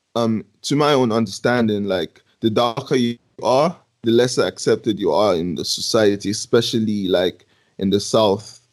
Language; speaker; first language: English; non-native, local second language; Yoruba